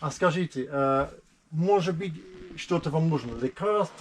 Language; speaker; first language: Russian; non-native, learner; English